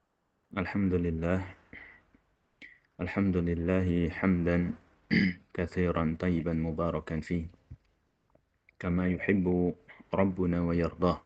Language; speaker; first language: Arabic; non-native, fluent; Indonesian